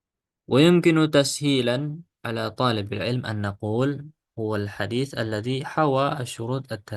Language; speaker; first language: Arabic; non-native, fluent; Indonesian